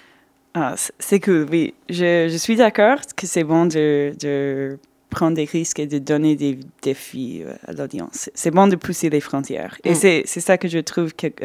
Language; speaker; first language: French; non-native, fluent; English